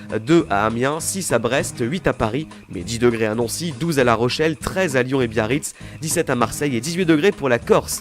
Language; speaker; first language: French; native; French